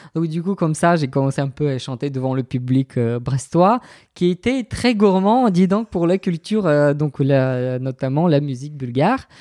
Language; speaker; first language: French; non-native, fluent; Bulgarian